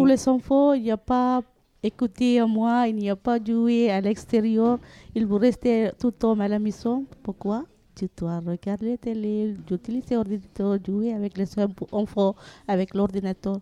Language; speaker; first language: French; non-native, learner; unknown